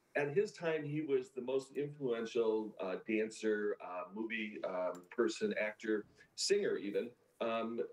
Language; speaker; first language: English; native; English